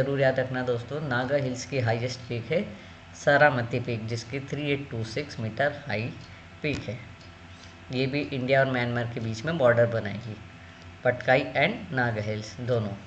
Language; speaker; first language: Hindi; native; Hindi